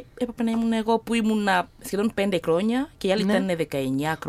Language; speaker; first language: Greek; non-native, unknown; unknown